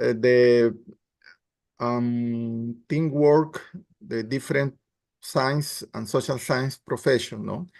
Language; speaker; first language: English; non-native, learner; Spanish